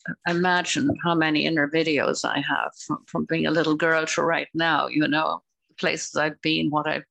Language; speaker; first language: English; native; English